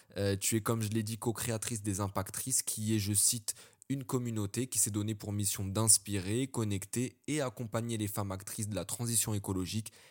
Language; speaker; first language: French; early bilingual, other home language; Arabic